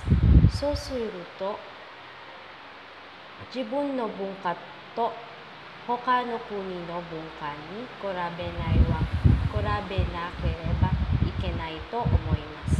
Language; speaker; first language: Japanese; non-native, learner; Filipino